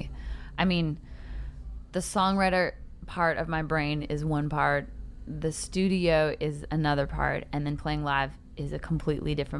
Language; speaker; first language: English; native; English